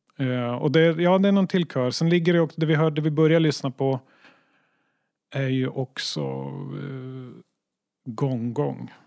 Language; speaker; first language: Swedish; native; Swedish